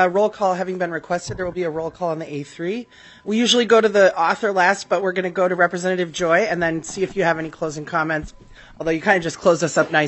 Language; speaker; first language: English; native; English